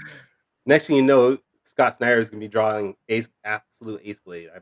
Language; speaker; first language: English; native; English